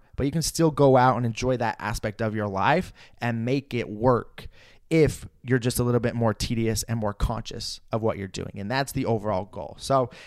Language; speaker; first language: English; native; English